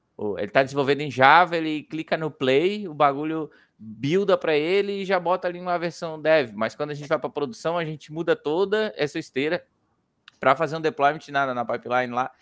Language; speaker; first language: Portuguese; native; Portuguese